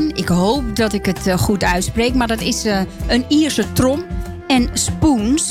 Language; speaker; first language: Dutch; native; Dutch